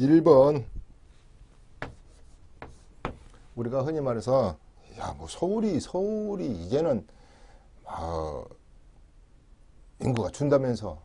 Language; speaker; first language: Korean; native; Korean